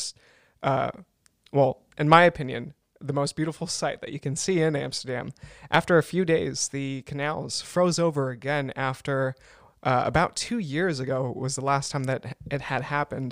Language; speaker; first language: English; native; English